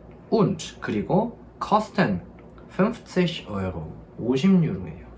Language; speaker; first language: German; non-native, fluent; Korean